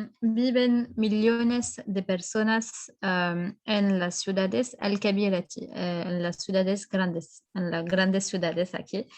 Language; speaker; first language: Spanish; non-native, fluent; French